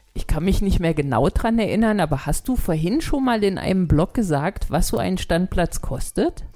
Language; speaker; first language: German; native; German